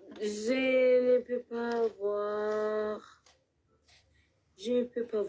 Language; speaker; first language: French; non-native, learner; Kinyarwanda